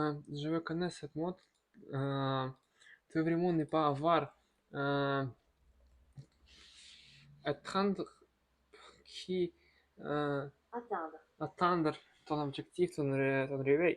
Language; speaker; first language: French; non-native, learner; Russian